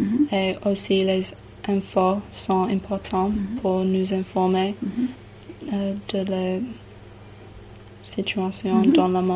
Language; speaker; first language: French; non-native, learner; English